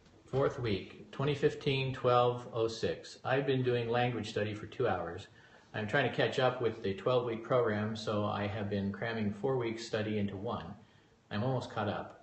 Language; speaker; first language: English; native; English